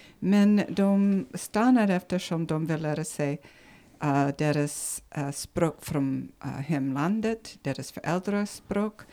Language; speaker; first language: Swedish; non-native, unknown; English